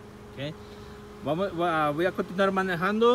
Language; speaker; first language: Spanish; early bilingual, heritage; Spanish